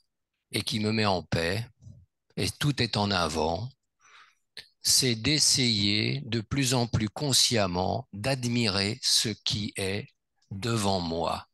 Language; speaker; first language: French; native; French